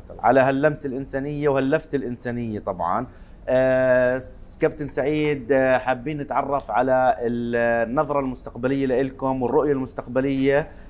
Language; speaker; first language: Arabic; native; Arabic